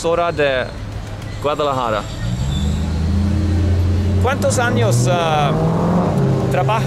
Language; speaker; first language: Spanish; non-native, learner; Norwegian